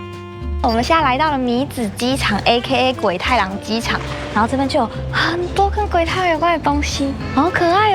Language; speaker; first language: Chinese; native; Chinese